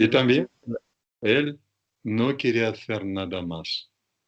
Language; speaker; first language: Spanish; non-native, fluent; Russian